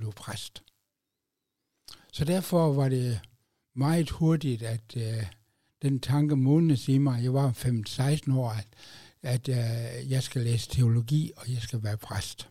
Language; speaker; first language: Danish; native; Danish